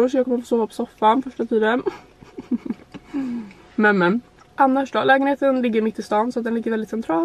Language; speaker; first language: Swedish; native; Swedish